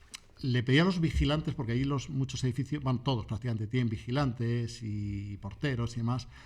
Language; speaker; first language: Spanish; native; Spanish